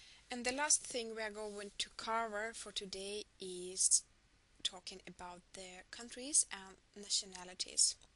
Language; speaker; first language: English; non-native, fluent; Russian